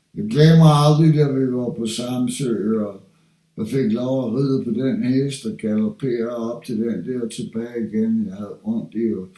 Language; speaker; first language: Danish; non-native, fluent; English